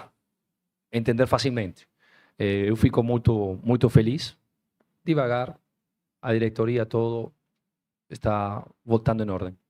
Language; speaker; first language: Portuguese; non-native, fluent; Spanish